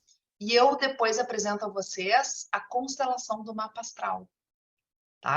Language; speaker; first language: Portuguese; native; Portuguese